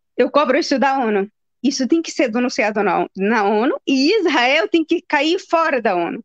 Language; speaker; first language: Portuguese; non-native, fluent; Arabic